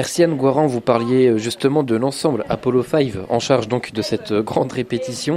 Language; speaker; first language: French; native; French